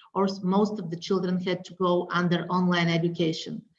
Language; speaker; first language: English; non-native, fluent; Bulgarian